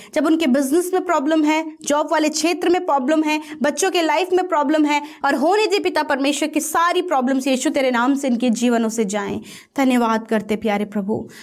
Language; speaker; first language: Hindi; native; Hindi